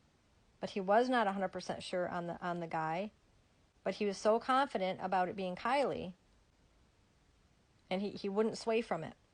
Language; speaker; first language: English; native; English